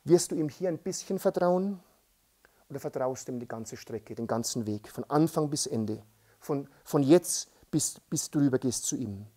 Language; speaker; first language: German; native; German